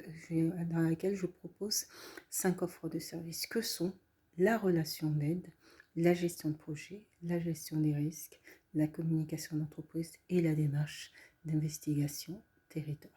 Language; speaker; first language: French; native; French